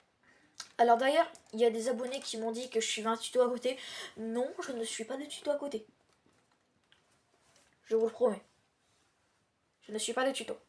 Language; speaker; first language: French; native; French